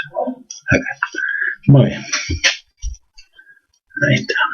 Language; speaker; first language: Spanish; native; Spanish